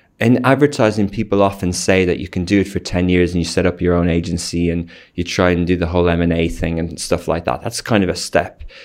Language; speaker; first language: English; native; English